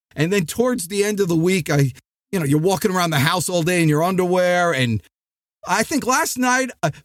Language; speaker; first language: English; native; English